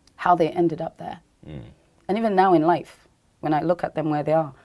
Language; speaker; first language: English; non-native, local second language; Ganda